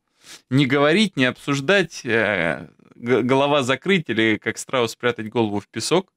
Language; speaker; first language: Russian; native; Russian